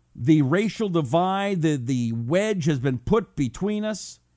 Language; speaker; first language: English; native; English